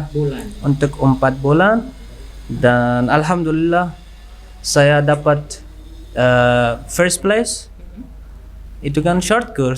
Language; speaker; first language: Indonesian; non-native, learner; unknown